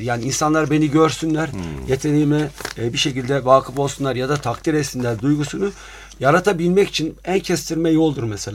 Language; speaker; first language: Turkish; native; Turkish